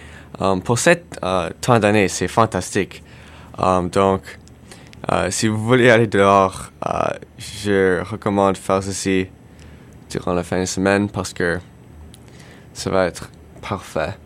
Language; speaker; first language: French; non-native, learner; English